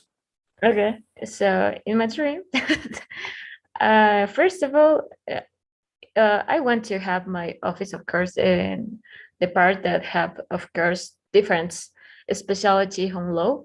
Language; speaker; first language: English; non-native, learner; Spanish